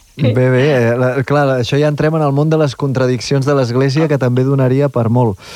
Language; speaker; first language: Catalan; native; Catalan